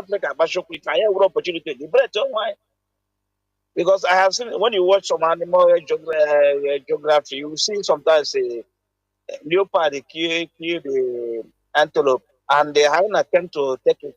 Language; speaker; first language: English; non-native, local second language; Igbo